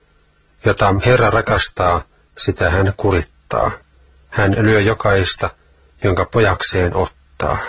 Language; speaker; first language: Finnish; native; Finnish